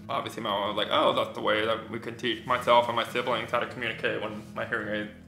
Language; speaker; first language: English; native; English